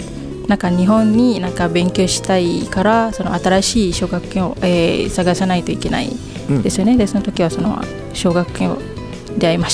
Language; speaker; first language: Japanese; non-native, fluent; Malay